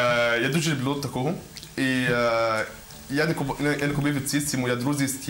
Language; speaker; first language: Ukrainian; non-native, learner; Arabic